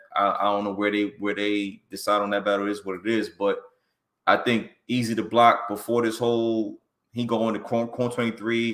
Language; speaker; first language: English; native; English